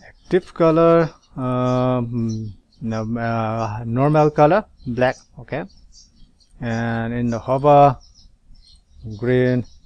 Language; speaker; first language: English; non-native, local second language; Manipuri